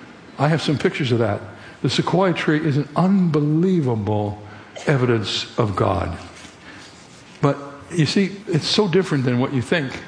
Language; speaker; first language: English; native; English